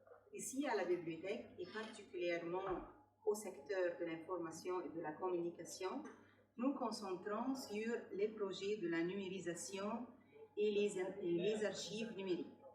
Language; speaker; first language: French; non-native, fluent; Arabic